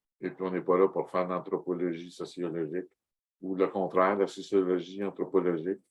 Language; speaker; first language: French; native; French